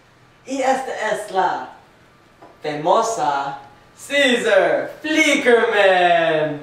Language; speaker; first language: Spanish; non-native, learner; English